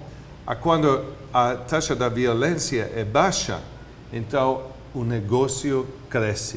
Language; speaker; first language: Portuguese; non-native, fluent; English